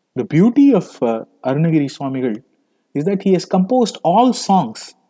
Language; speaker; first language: English; non-native, local second language; Tamil